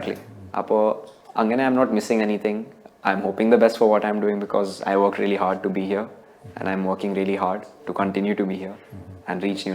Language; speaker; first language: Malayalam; early bilingual, heritage; Malayalam